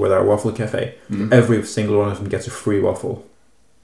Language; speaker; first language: English; non-native, fluent; Norwegian